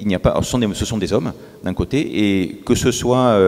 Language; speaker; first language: French; native; French